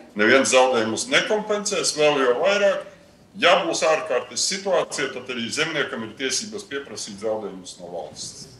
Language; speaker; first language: Latvian; native; Latvian